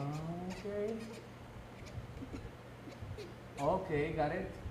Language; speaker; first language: English; non-native, local second language; Spanish